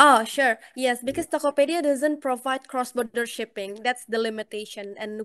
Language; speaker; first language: English; non-native, fluent; Indonesian